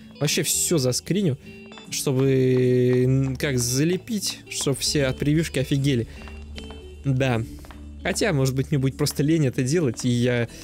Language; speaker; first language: Russian; native; Russian